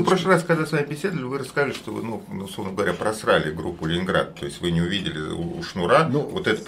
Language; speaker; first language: Russian; native; Russian